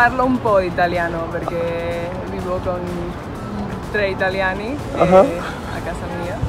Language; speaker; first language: Italian; non-native, learner; Spanish